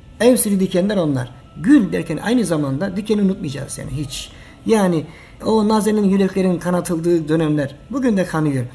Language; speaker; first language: Turkish; native; Turkish